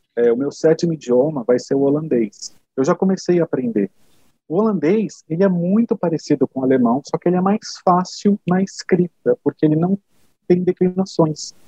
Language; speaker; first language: Portuguese; native; Portuguese